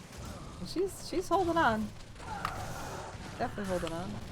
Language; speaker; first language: English; native; English